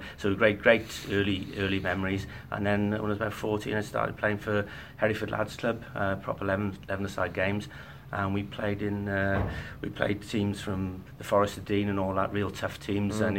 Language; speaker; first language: English; native; English